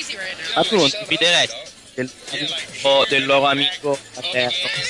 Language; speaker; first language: Italian; native; Italian